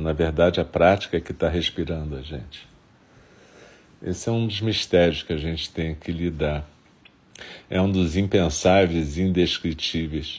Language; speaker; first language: Portuguese; native; Portuguese